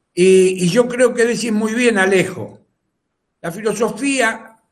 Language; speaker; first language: Spanish; native; Spanish